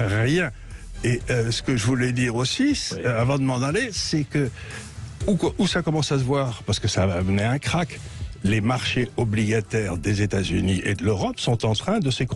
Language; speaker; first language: French; native; French